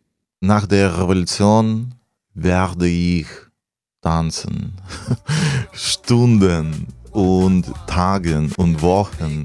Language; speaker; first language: German; non-native, learner; Russian